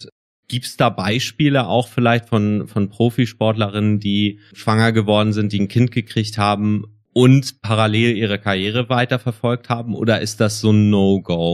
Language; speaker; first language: German; native; German